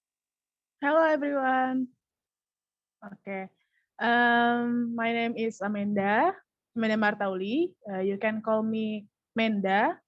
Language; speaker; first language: English; non-native, learner; Indonesian